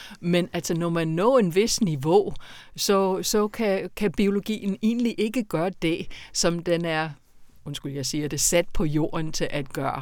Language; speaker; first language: Danish; non-native, fluent; English